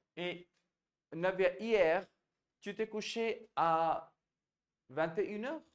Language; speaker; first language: French; non-native, fluent; Hindi